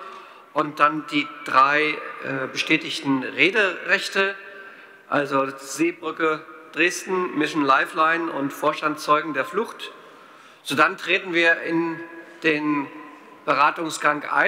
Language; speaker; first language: German; native; German